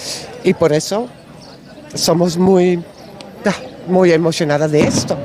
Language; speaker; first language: Spanish; non-native, learner; Dutch